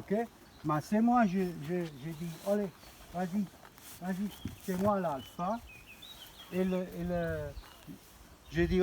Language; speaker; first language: French; non-native, learner; Italian